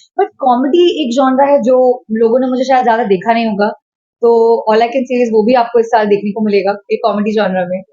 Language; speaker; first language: Hindi; non-native, local second language; Bangla